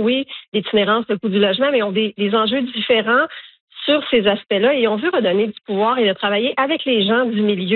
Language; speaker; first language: French; native; French